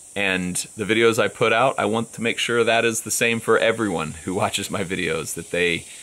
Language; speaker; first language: English; native; English